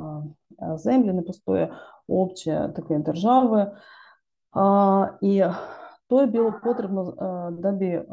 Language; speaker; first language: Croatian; non-native, learner; Ukrainian